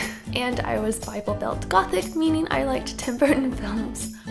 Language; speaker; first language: English; native; English